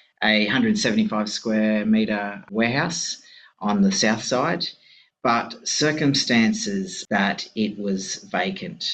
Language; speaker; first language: English; native; English